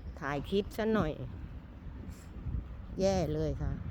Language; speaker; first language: Thai; native; Thai